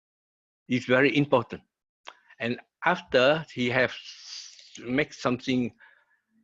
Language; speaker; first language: English; non-native, learner; Vietnamese